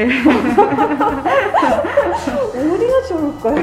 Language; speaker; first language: Korean; non-native, fluent; Japanese